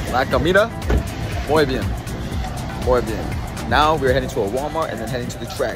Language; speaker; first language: English; native; English